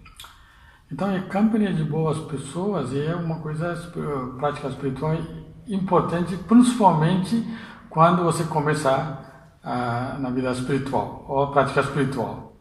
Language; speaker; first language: Portuguese; non-native, fluent; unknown